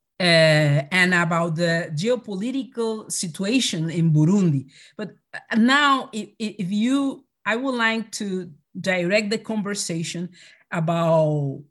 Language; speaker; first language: English; non-native, local second language; Spanish